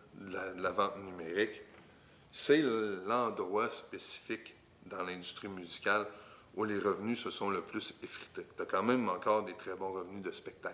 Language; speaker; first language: French; native; French